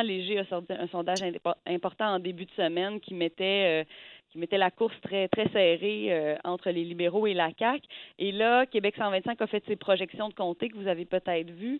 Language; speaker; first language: French; native; French